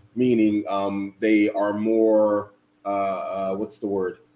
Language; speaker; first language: English; native; English